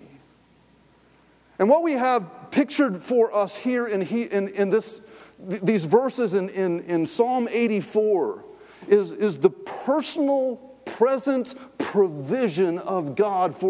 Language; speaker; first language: English; native; English